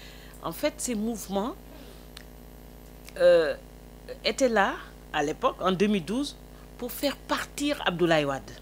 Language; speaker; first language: French; non-native, local second language; Wolof